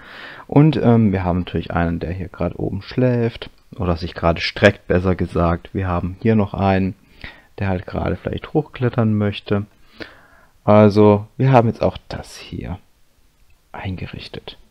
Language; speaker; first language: German; native; German